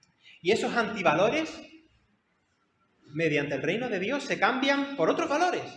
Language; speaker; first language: Spanish; native; Spanish